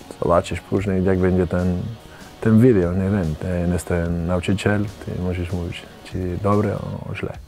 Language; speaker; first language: Polish; non-native, learner; Spanish